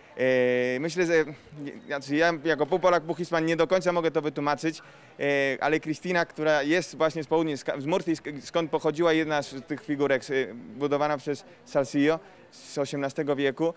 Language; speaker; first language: Polish; early bilingual, heritage; Polish